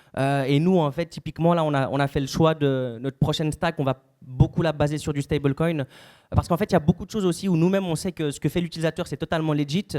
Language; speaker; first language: French; native; French